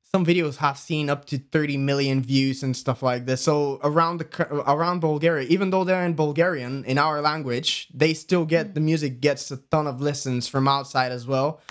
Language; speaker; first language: English; non-native, fluent; Bulgarian